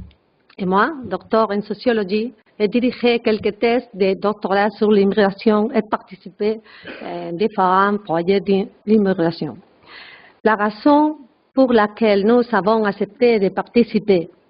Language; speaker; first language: French; non-native, learner; Spanish